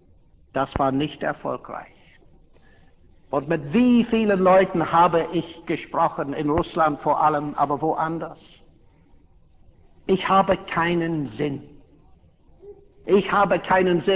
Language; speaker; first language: German; non-native, fluent; English